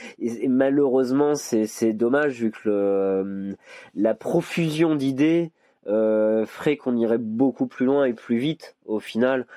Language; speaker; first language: French; native; French